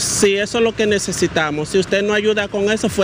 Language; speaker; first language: Spanish; non-native, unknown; Haitian Creole